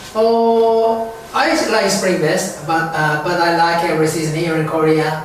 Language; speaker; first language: English; non-native, learner; Korean